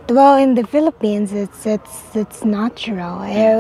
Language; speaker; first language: English; non-native, local second language; Cebuano